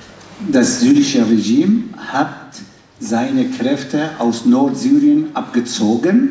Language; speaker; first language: German; non-native, fluent; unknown